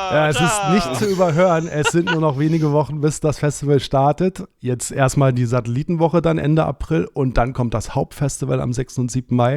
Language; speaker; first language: German; native; German